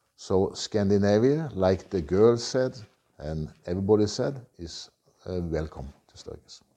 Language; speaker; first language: English; non-native, learner; Norwegian